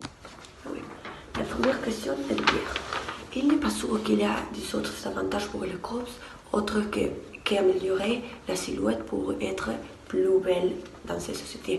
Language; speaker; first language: French; non-native, learner; Spanish